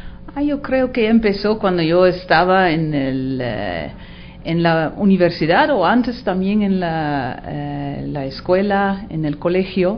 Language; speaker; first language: Spanish; non-native, fluent; Dutch